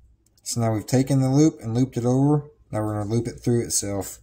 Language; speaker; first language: English; native; English